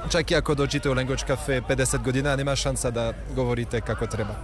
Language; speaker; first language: Serbian; non-native, learner; French